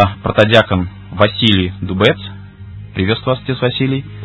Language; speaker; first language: Russian; native; Russian